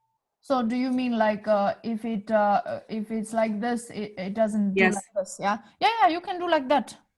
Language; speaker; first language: English; non-native, fluent; Tibetan